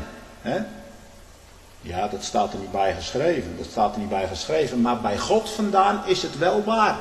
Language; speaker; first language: Dutch; native; Dutch